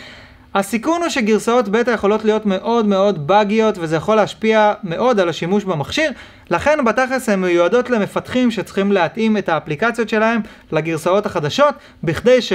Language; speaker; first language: Hebrew; native; Hebrew